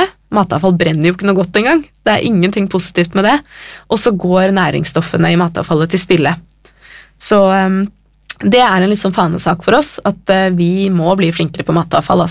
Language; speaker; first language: Norwegian; native; Norwegian